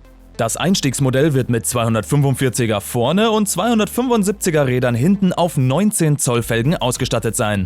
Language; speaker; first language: German; native; German